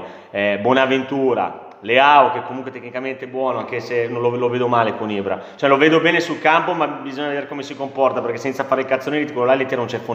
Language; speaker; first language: Italian; native; Italian